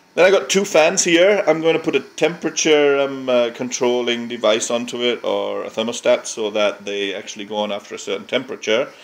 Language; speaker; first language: English; native; English